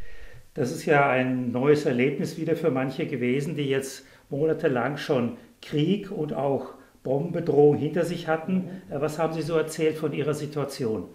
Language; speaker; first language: German; native; German